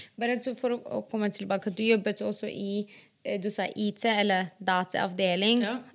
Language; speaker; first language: Norwegian; non-native, fluent; Arabic